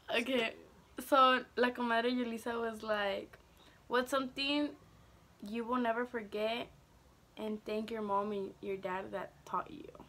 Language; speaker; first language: English; early bilingual, other home language; Spanish